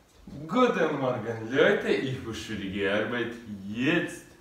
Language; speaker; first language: German; non-native, learner; Russian